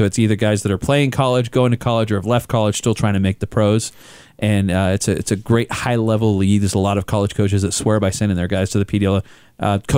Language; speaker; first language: English; native; English